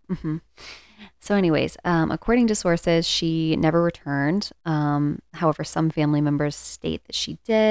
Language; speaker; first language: English; native; English